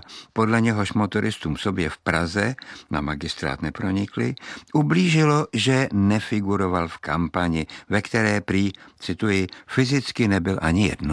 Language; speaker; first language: Czech; native; Czech